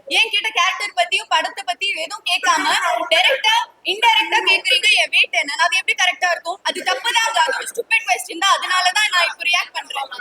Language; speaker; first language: Tamil; non-native, local second language; Malayalam